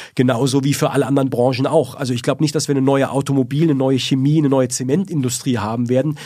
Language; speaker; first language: German; native; German